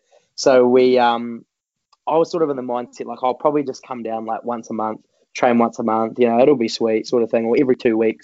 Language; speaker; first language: English; native; English